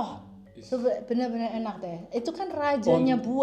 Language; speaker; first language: Indonesian; native; Indonesian